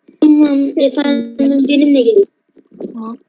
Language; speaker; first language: Turkish; native; Turkish